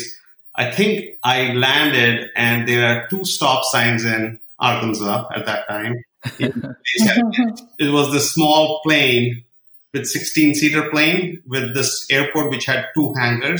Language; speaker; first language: English; non-native, local second language; Kashmiri